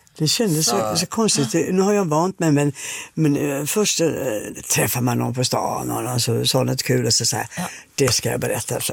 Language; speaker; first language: Swedish; native; Swedish